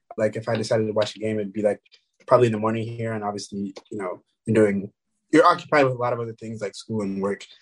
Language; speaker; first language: English; early bilingual, other home language; French